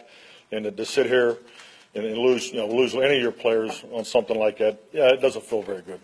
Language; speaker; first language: English; native; English